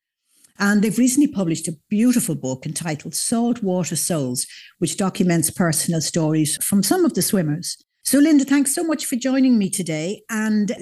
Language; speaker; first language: English; native; English